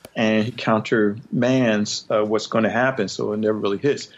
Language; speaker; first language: English; native; English